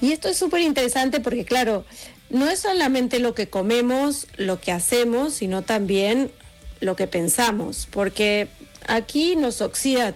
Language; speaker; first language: Spanish; native; Spanish